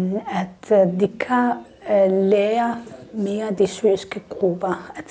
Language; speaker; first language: Danish; non-native, fluent; Arabic